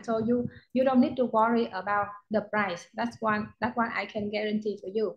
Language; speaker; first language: English; non-native, learner; Vietnamese